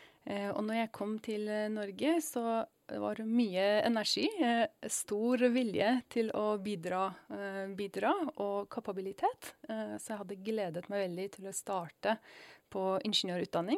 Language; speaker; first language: Norwegian; non-native, fluent; Persian